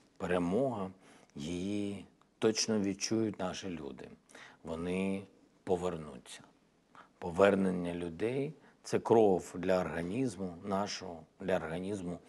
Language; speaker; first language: Ukrainian; non-native, local second language; Russian